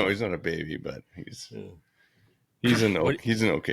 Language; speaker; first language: English; native; English